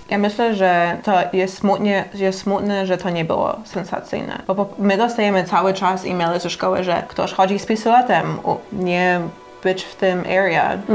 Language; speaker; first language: Polish; early bilingual, heritage; Polish